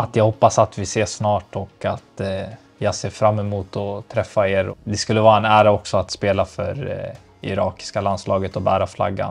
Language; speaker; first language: Swedish; early bilingual, other home language; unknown